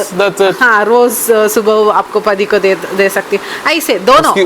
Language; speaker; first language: Hindi; non-native, local second language; Malayalam